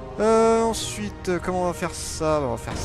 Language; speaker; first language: French; native; French